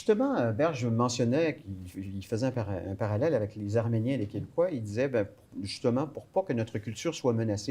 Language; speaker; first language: French; native; French